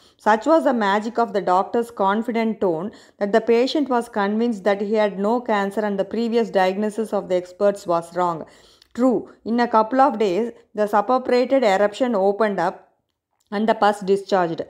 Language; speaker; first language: English; non-native, local second language; Tamil